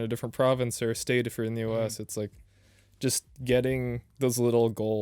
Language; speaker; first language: English; native; English